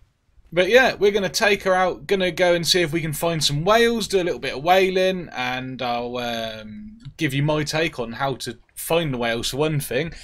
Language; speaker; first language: English; native; English